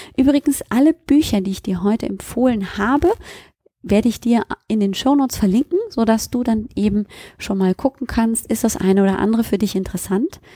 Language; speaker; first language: German; native; German